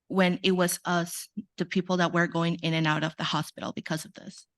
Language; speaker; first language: English; non-native, fluent; Spanish